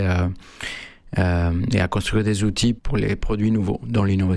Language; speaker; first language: French; non-native, fluent; Spanish